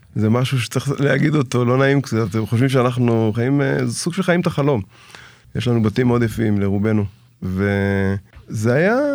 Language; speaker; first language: Hebrew; native; Hebrew